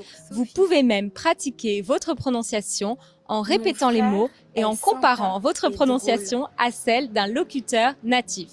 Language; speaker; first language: French; native; French